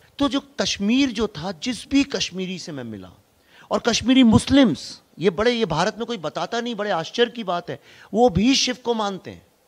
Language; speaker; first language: Hindi; native; Hindi